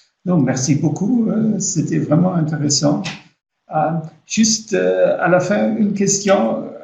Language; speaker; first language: French; non-native, fluent; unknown